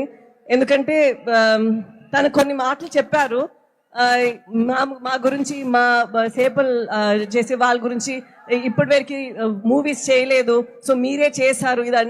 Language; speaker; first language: Telugu; non-native, local second language; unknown